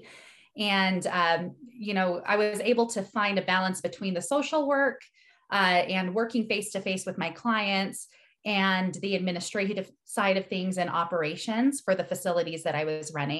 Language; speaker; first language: English; native; English